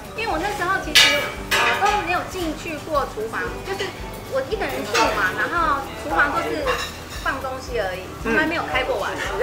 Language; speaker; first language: Chinese; early bilingual, heritage; Chinese